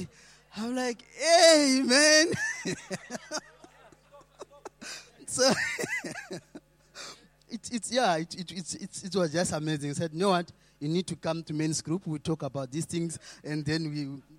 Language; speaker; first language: English; non-native, local second language; Shona